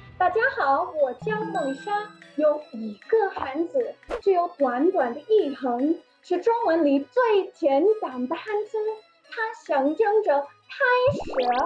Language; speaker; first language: Chinese; non-native, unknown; English